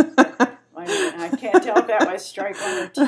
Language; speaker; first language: English; native; English